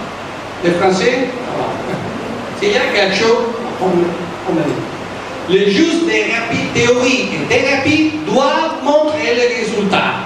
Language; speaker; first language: French; non-native, fluent; Italian